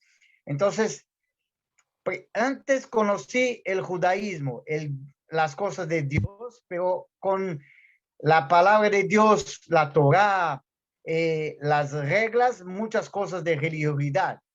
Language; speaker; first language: Spanish; non-native, fluent; Portuguese